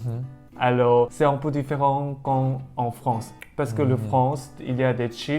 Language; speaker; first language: French; non-native, learner; Korean